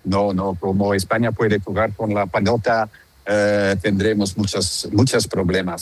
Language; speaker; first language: Spanish; non-native, fluent; Dutch